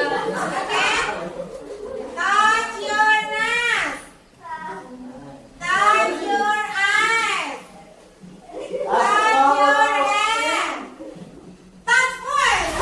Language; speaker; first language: English; non-native, learner; Indonesian